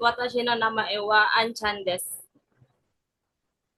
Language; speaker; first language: Japanese; non-native, learner; Filipino